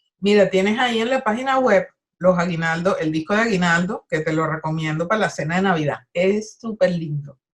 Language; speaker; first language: Spanish; native; Spanish